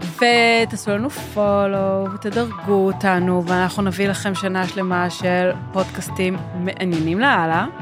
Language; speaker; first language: Hebrew; native; Hebrew